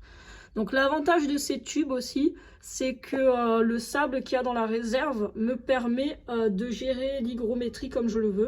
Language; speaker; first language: French; native; French